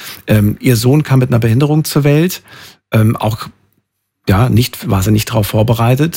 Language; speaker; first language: German; native; German